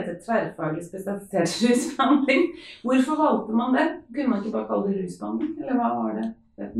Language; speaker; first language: Norwegian; native; Norwegian